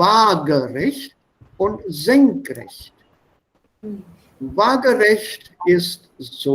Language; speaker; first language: German; non-native, fluent; Hindi